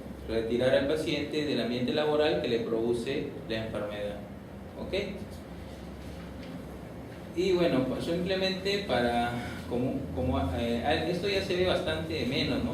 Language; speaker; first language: Spanish; native; Spanish